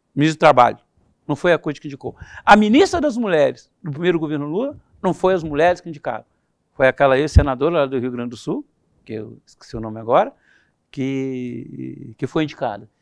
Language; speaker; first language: Portuguese; native; Portuguese